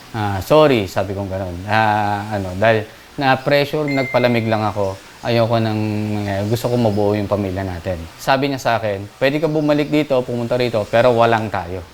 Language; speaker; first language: Filipino; native; Filipino